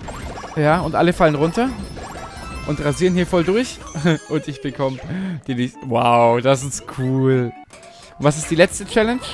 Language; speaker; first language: German; native; German